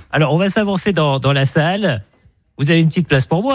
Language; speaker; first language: French; native; French